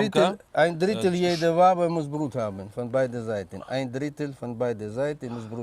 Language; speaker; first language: German; non-native, learner; Russian